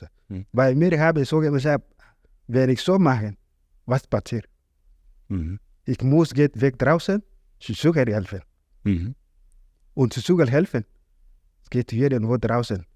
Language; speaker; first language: German; non-native, learner; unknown